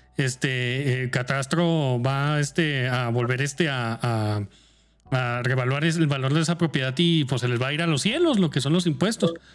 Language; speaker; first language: Spanish; native; Spanish